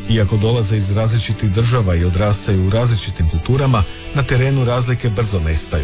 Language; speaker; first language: Serbian; native; Serbian